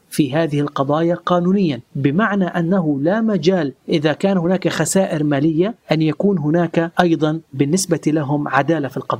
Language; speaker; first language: Arabic; native; Arabic